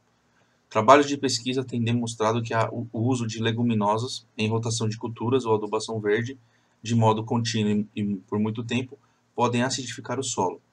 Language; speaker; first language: Portuguese; native; Portuguese